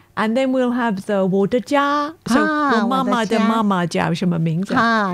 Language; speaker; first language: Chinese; non-native, learner; English